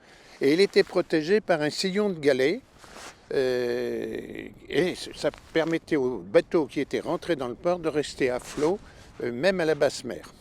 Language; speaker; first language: French; native; French